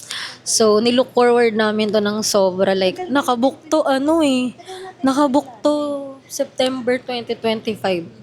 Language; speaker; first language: Filipino; native; Filipino